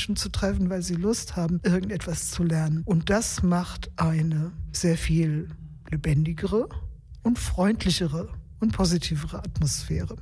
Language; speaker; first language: German; native; German